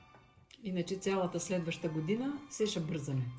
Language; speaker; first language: Bulgarian; native; Bulgarian